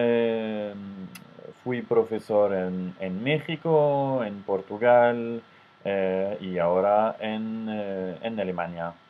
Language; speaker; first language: Spanish; non-native, fluent; French